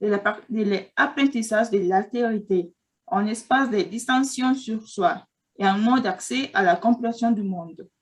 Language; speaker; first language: French; non-native, fluent; Spanish